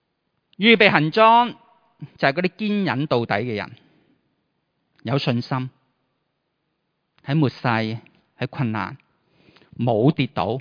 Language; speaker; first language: Chinese; native; Chinese